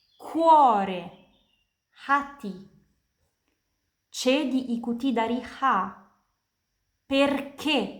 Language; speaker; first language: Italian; non-native, fluent; Indonesian